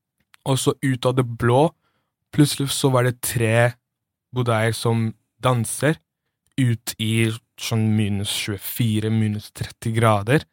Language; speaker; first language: Norwegian; early bilingual, other home language; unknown